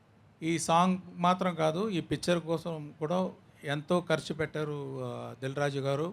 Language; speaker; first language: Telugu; non-native, fluent; Tamil